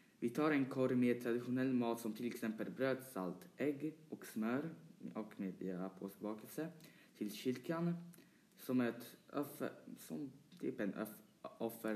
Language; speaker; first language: Swedish; early bilingual, other home language; Polish